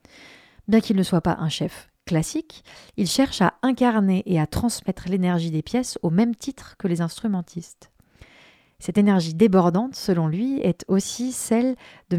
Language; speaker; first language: French; native; French